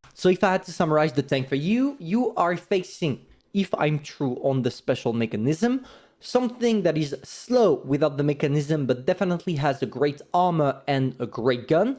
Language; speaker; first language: English; non-native, fluent; French